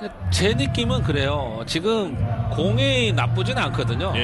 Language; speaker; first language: Korean; native; Korean